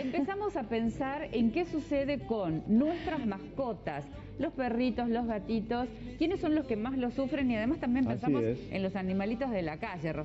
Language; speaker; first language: Spanish; native; Spanish